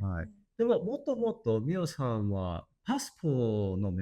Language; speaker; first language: Japanese; non-native, learner; English